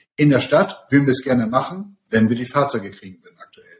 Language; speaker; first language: German; native; German